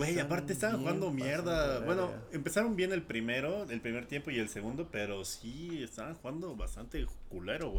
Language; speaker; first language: Spanish; native; Spanish